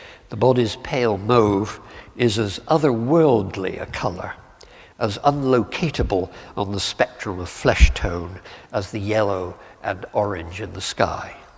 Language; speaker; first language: English; native; English